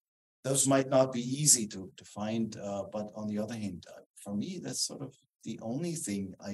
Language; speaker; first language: English; non-native, fluent; German